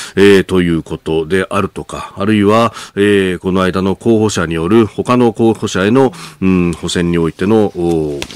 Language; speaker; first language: Japanese; native; Japanese